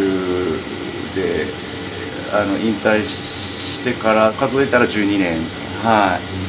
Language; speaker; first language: Japanese; native; Japanese